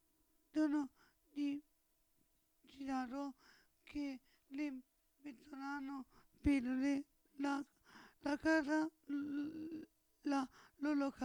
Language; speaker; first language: Italian; non-native, learner; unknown